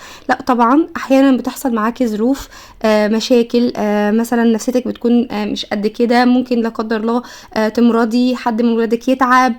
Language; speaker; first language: Arabic; native; Arabic